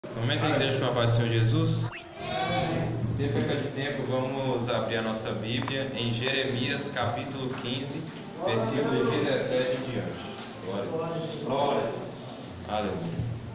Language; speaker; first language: Portuguese; native; Portuguese